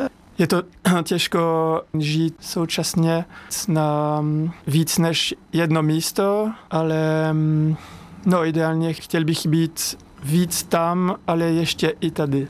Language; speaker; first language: Czech; non-native, learner; French